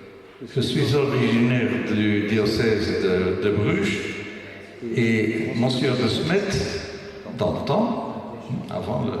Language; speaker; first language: French; non-native, local second language; Dutch